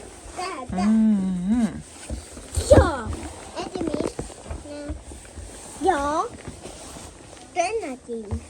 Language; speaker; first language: Swedish; early bilingual, other home language; Mongolian